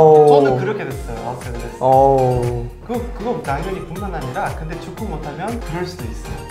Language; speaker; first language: Korean; non-native, fluent; Portuguese